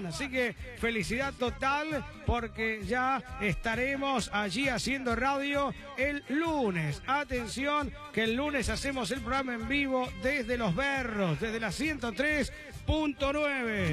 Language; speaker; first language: Spanish; native; Spanish